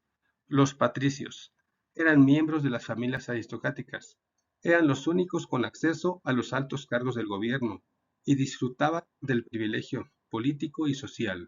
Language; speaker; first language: Spanish; native; Spanish